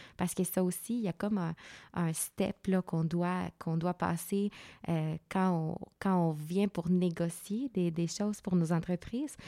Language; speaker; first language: French; non-native, fluent; Spanish